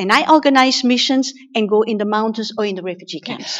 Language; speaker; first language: English; non-native, fluent; German